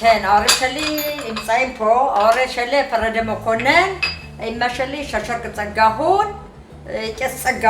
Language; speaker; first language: Hebrew; non-native, fluent; Amharic